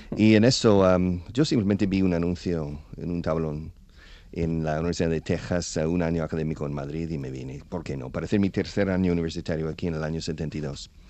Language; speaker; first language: Spanish; non-native, fluent; English